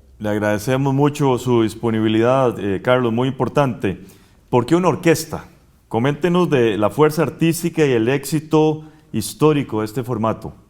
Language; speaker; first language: Spanish; native; Spanish